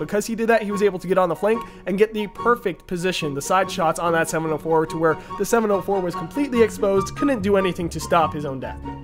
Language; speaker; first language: English; native; English